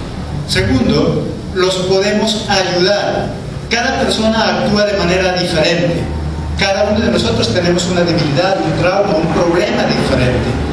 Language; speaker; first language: Spanish; native; Spanish